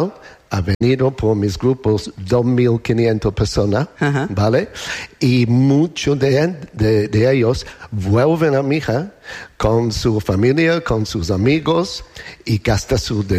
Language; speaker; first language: Spanish; non-native, learner; English